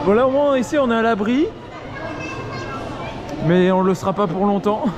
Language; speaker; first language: French; native; French